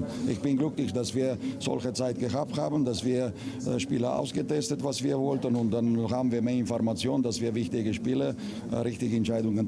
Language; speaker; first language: German; non-native, learner; Russian